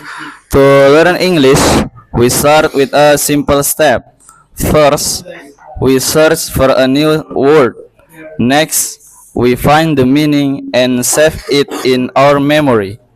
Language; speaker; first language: English; non-native, learner; Indonesian